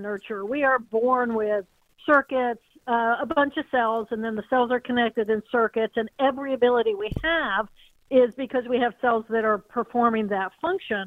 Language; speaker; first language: English; native; English